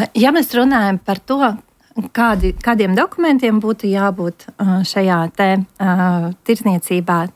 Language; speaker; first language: Latvian; non-native, local second language; Russian